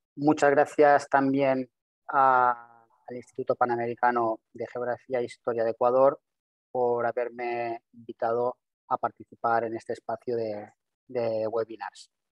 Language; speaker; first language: Spanish; non-native, local second language; Catalan